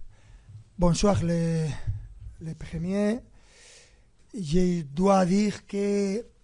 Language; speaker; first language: French; non-native, fluent; Spanish